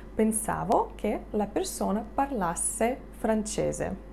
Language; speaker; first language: Italian; non-native, fluent; Russian